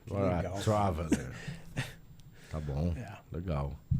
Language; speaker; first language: Portuguese; native; Portuguese